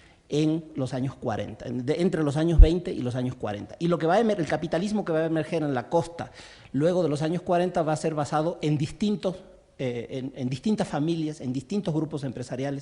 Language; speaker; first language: Spanish; native; Spanish